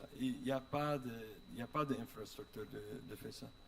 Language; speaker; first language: French; non-native, learner; English